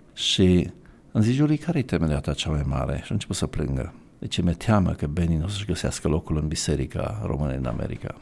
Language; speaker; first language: Romanian; native; Romanian